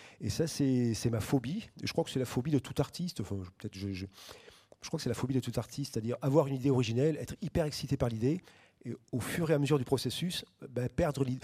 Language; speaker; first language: French; native; French